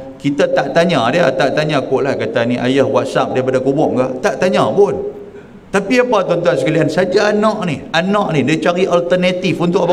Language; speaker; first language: Malay; native; Malay